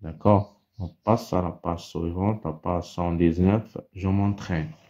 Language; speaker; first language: French; non-native, local second language; Arabic